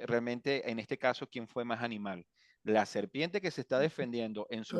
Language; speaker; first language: Spanish; native; Spanish